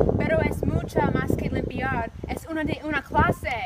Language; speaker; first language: Spanish; non-native, learner; English